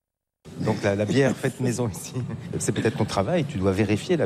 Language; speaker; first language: French; native; French